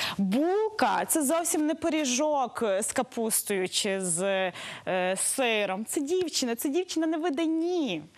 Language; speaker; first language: Ukrainian; native; Ukrainian